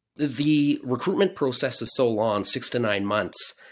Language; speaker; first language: English; native; English